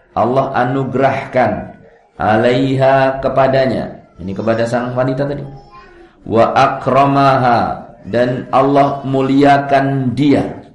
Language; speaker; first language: Indonesian; non-native, local second language; Javanese